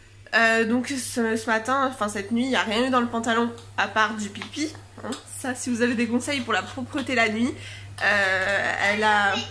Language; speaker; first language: French; native; French